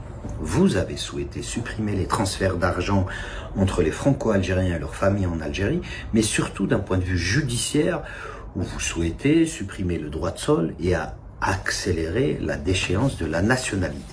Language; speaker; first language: French; non-native, local second language; Kabyle